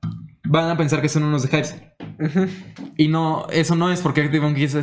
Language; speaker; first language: Spanish; native; Spanish